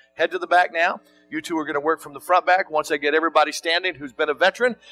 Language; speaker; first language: English; native; English